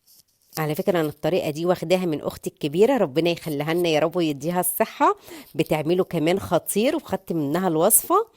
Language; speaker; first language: Arabic; native; Arabic